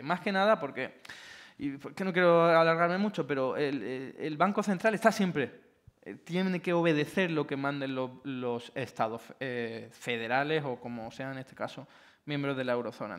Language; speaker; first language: Spanish; native; Spanish